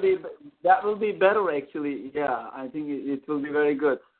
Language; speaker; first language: English; non-native, fluent; Turkish